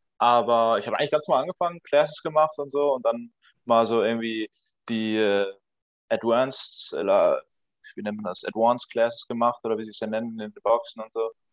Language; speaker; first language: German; native; German